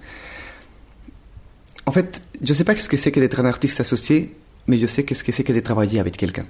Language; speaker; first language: French; non-native, fluent; Spanish